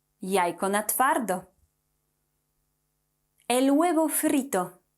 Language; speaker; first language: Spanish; non-native, fluent; Polish